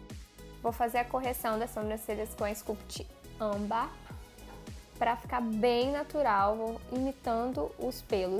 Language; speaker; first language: Portuguese; native; Portuguese